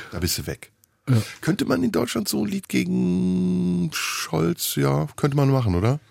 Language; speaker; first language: German; early bilingual, other home language; Turkish